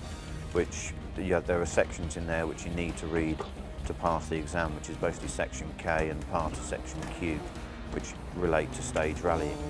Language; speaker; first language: English; native; English